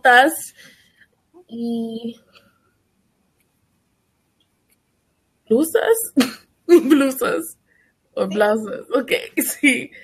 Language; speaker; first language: Spanish; non-native, learner; English